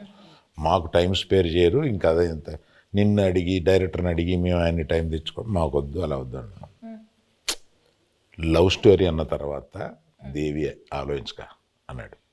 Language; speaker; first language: Telugu; native; Telugu